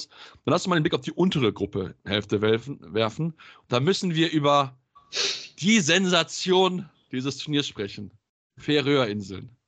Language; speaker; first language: German; native; German